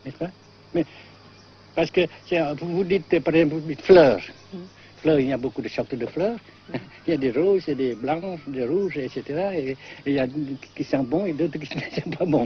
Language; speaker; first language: French; non-native, local second language; Vietnamese